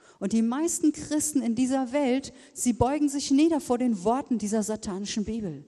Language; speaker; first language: German; native; German